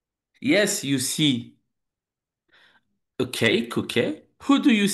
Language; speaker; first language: English; non-native, learner; French